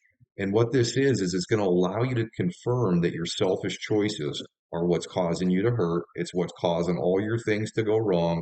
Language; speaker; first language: English; native; English